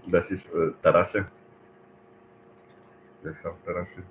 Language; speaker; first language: German; non-native, learner; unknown